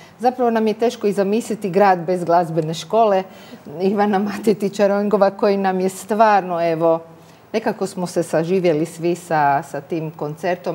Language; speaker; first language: Croatian; native; Croatian